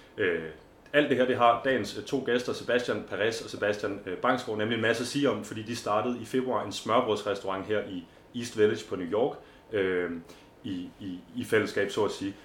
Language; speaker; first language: Danish; native; Danish